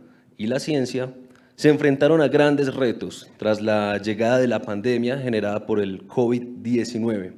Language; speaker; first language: Spanish; native; Spanish